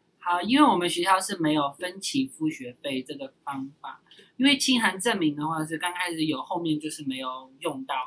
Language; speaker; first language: Chinese; early bilingual, heritage; Chinese